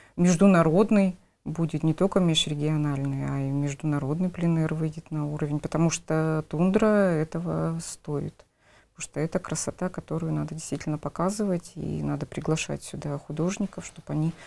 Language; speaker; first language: Russian; native; Russian